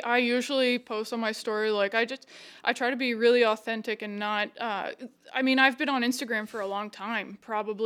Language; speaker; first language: English; native; English